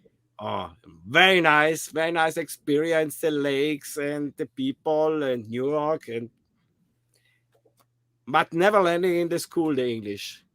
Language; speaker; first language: English; non-native, learner; German